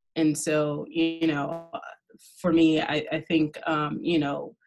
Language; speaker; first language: English; native; English